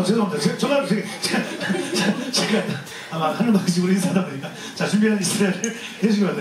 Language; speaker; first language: Korean; native; Korean